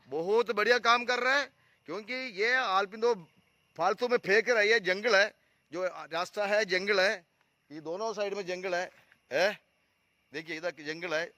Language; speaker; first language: Hindi; non-native, local second language; Malayalam